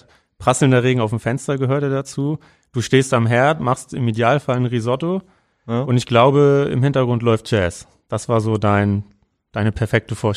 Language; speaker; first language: German; native; German